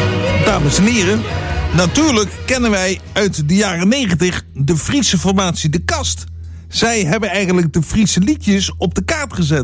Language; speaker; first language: Dutch; native; Dutch